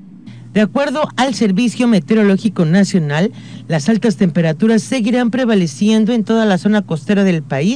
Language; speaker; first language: Spanish; native; Spanish